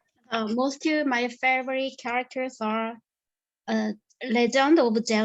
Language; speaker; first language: English; non-native, fluent; Korean